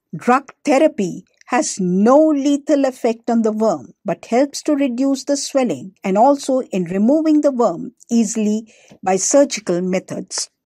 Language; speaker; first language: English; non-native, local second language; Hindi